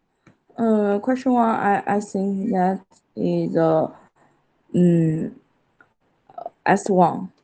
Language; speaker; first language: English; non-native, learner; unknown